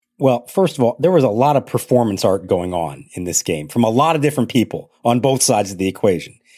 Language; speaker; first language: English; native; English